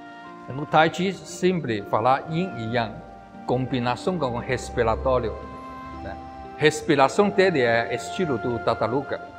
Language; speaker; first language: Portuguese; non-native, learner; Chinese